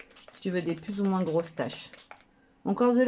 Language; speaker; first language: French; native; French